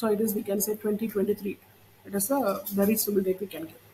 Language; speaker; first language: English; non-native, local second language; Tamil